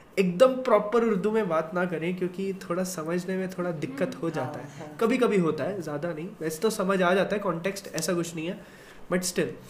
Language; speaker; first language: Hindi; native; Hindi